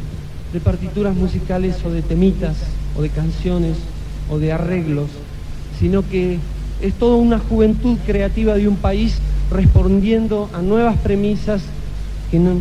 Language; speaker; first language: Spanish; native; Spanish